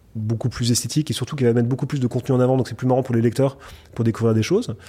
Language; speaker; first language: French; native; French